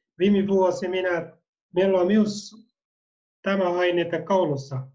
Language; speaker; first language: Finnish; non-native, learner; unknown